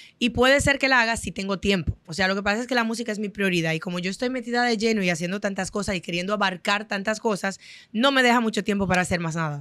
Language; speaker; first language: Spanish; non-native, fluent; Haitian Creole